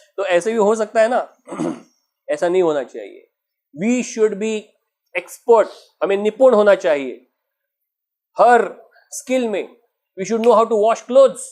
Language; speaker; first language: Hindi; non-native, local second language; Marathi